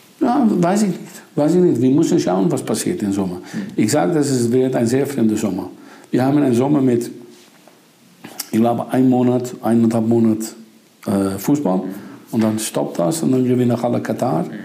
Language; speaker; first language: German; non-native, fluent; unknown